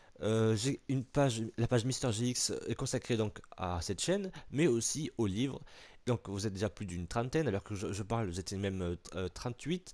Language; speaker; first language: French; native; French